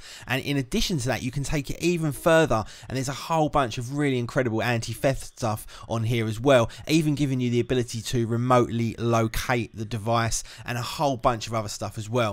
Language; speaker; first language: English; native; English